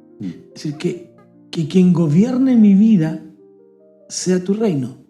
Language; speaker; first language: Spanish; native; Spanish